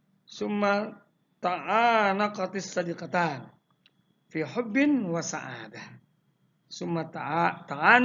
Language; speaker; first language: Arabic; non-native, fluent; Indonesian